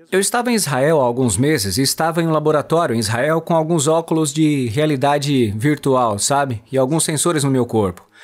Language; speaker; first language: Portuguese; non-native, fluent; Hebrew